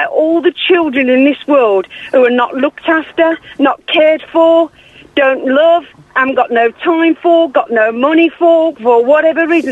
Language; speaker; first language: English; native; English